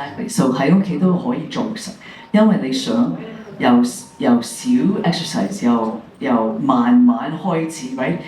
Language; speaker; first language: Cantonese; early bilingual, heritage; English